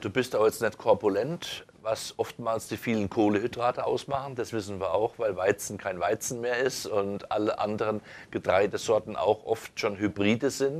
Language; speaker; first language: German; native; German